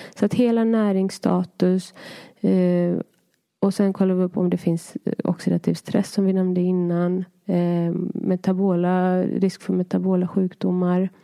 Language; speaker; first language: Swedish; early bilingual, other home language; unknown